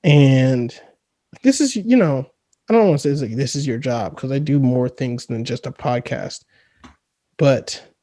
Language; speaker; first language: English; native; English